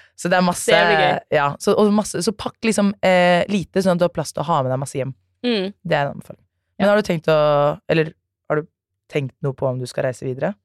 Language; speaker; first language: Norwegian; native; Norwegian